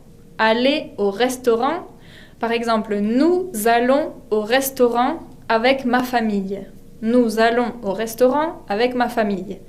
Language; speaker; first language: French; non-native, fluent; Spanish